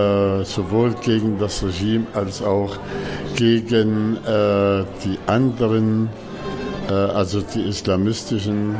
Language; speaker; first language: German; non-native, fluent; Arabic